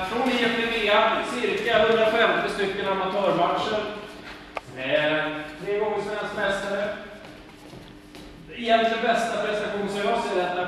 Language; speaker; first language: Swedish; native; Swedish